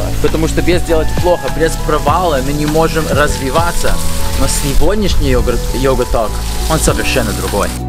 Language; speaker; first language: Russian; non-native, fluent; English